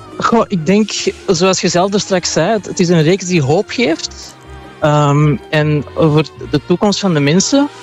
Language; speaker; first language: Dutch; native; Dutch